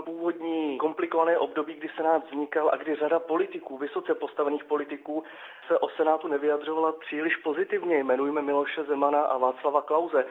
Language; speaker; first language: Czech; native; Czech